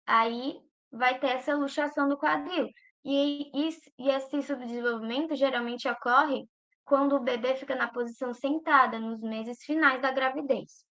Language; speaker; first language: Portuguese; native; Portuguese